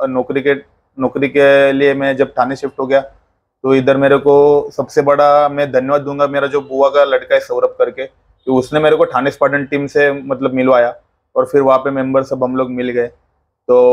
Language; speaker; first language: Hindi; non-native, local second language; Marathi